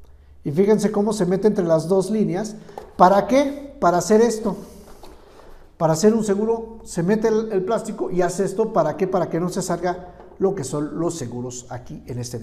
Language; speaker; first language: Spanish; native; Spanish